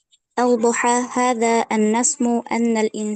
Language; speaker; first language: Arabic; non-native, learner; Indonesian